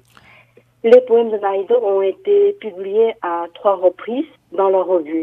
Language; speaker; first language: French; non-native, fluent; Korean